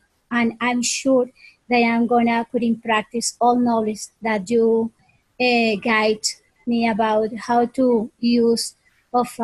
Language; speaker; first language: English; non-native, fluent; Spanish